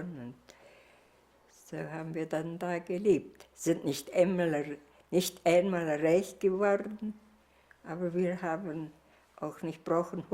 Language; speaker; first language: German; early bilingual, heritage; Plautdietsch